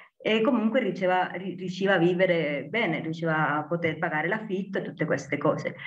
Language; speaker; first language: Italian; non-native, fluent; Spanish